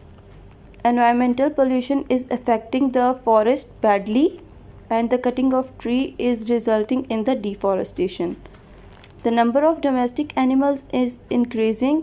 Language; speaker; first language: English; non-native, local second language; Urdu